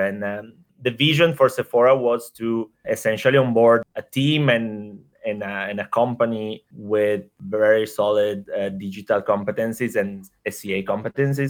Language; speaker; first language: English; non-native, fluent; Italian